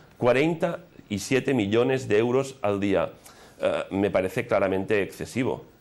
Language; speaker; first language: Spanish; non-native, local second language; Catalan